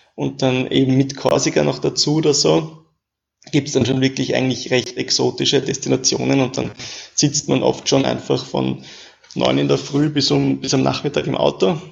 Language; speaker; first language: German; native; German